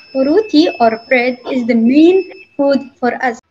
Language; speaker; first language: English; non-native, fluent; Arabic